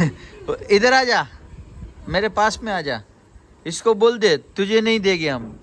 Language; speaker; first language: Hindi; non-native, local second language; Gujarati